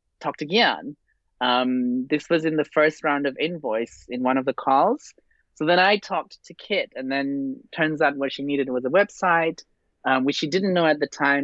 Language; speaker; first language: English; non-native, fluent; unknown